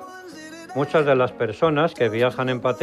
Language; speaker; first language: Spanish; native; Spanish